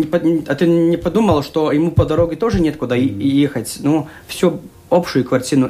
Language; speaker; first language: Russian; non-native, local second language; Latvian